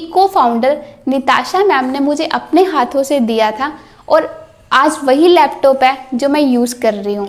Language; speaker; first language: Hindi; native; Hindi